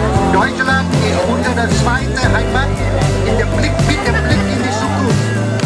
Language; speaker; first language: German; non-native, fluent; Vietnamese